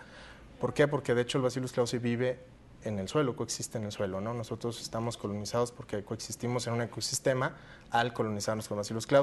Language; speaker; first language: Spanish; native; Spanish